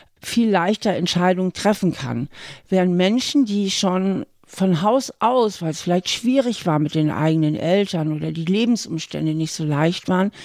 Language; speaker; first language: German; native; German